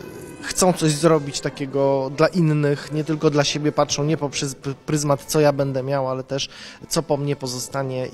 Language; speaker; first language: Polish; native; Polish